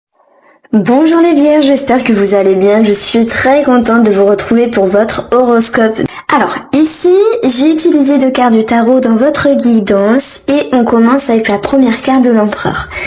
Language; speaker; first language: French; native; French